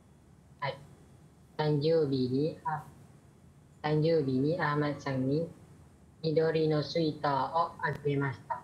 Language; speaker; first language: Japanese; non-native, learner; Malay